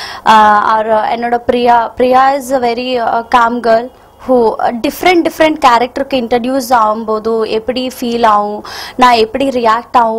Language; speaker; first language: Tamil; non-native, learner; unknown